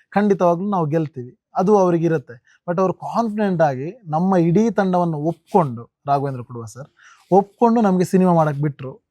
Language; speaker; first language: Kannada; non-native, local second language; Tulu